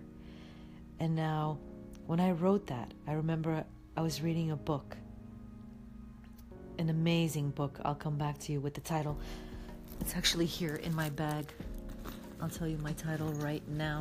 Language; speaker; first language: English; non-native, fluent; Romanian